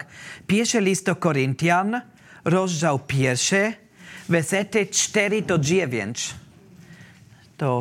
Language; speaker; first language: Polish; non-native, learner; German